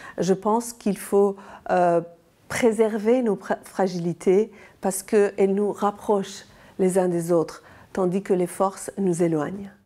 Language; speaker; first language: French; non-native, fluent; Persian